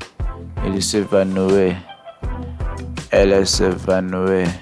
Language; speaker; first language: French; non-native, learner; English